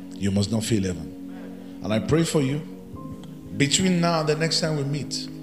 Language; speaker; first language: English; non-native, local second language; Yoruba